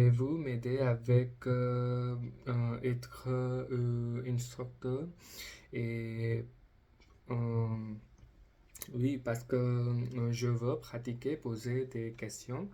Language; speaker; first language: French; non-native, learner; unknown